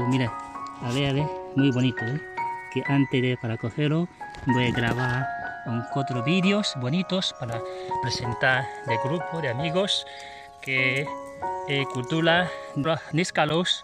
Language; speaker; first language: Spanish; non-native, learner; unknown